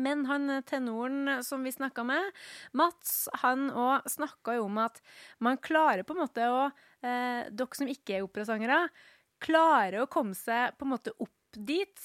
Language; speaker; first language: Norwegian; native; Norwegian